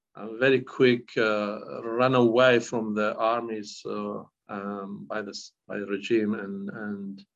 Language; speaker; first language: English; non-native, fluent; Kurdish